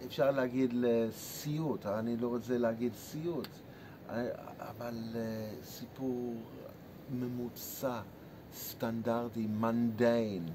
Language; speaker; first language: Hebrew; non-native, fluent; English